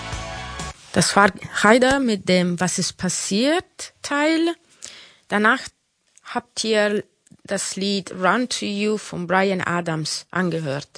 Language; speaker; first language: German; non-native, fluent; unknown